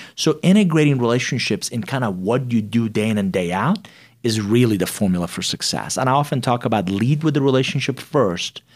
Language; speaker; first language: English; non-native, fluent; Persian